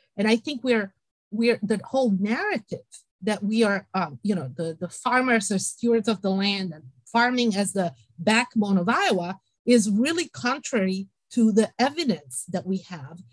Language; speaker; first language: English; non-native, fluent; Italian